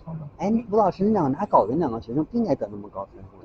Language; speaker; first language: Chinese; native; Chinese